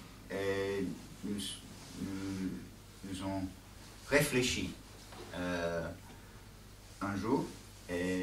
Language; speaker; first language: French; non-native, learner; English